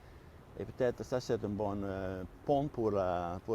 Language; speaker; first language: French; non-native, fluent; Dutch